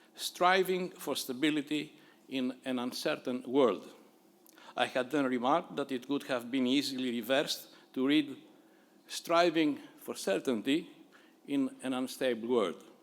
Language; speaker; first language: English; non-native, fluent; Greek